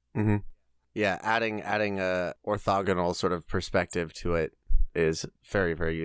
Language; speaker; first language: English; native; English